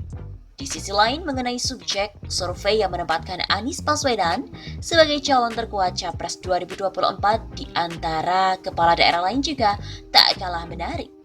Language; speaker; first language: Indonesian; native; Indonesian